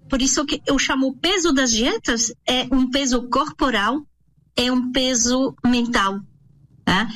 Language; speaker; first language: Portuguese; non-native, fluent; French